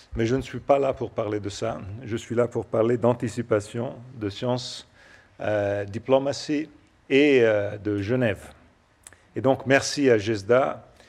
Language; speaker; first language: French; non-native, fluent; Italian